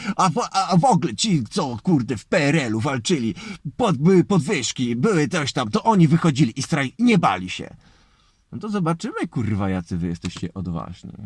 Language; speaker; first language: Polish; native; Polish